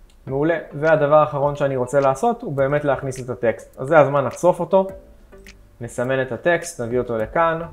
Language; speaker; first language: Hebrew; native; Hebrew